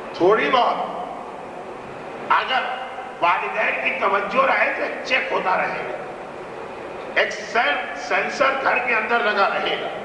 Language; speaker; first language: Urdu; native; Urdu